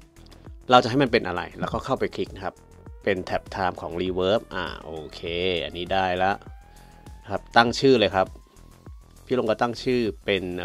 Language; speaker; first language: Thai; native; Thai